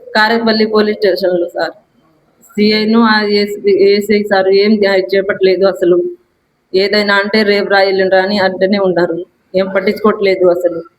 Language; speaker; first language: Telugu; non-native, local second language; Lambadi